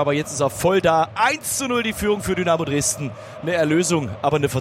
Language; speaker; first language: German; native; German